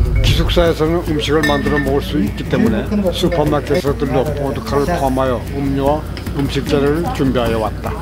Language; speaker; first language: Korean; native; Korean